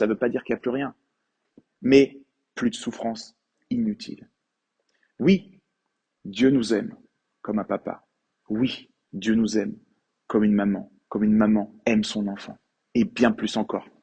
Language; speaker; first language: French; native; French